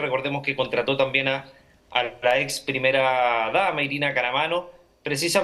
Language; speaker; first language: Spanish; native; Spanish